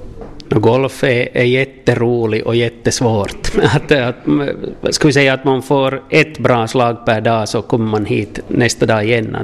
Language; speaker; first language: Swedish; native; Swedish